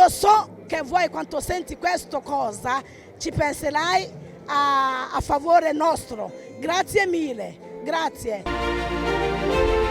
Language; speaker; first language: Italian; non-native, fluent; Akan